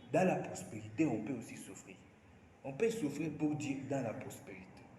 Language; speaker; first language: French; non-native, local second language; Swahili